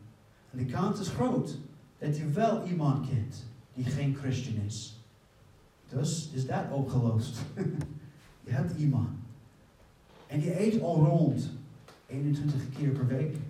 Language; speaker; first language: Dutch; non-native, fluent; English